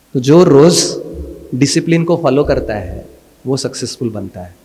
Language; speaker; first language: Hindi; non-native, local second language; Marathi